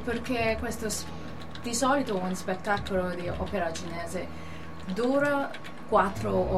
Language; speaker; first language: Italian; non-native, learner; Cantonese